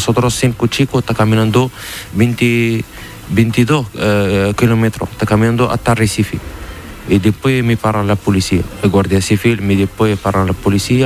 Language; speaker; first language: Spanish; non-native, learner; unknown